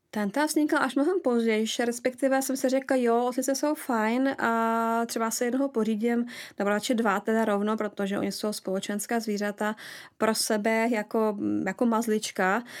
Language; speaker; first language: Czech; non-native, fluent; Russian